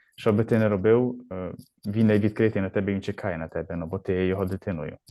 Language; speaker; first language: Ukrainian; native; Ukrainian